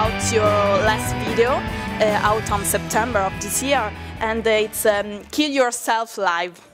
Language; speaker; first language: English; non-native, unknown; Italian